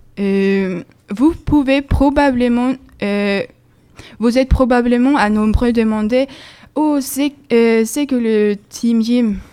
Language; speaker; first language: French; non-native, learner; Swedish